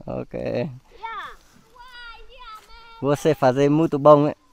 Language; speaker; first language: Portuguese; non-native, learner; Vietnamese